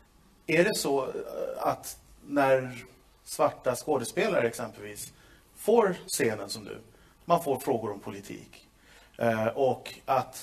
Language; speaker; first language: Swedish; native; Swedish